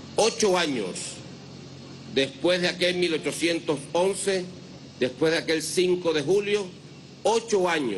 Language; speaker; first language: Spanish; native; Spanish